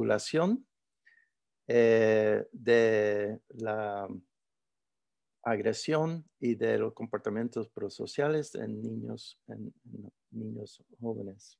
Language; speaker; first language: Spanish; early bilingual, heritage; Spanish